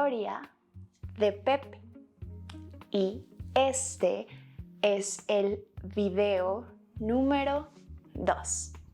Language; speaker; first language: Spanish; native; Spanish